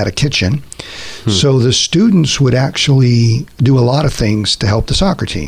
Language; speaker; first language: English; native; English